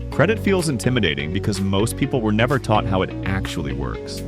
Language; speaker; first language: English; native; English